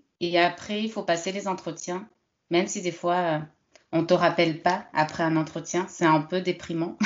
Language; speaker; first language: French; early bilingual, other home language; Spanish